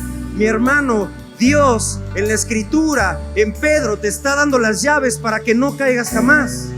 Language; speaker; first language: Spanish; native; Spanish